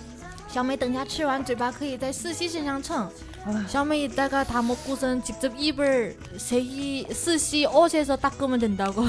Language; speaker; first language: Chinese; native; Chinese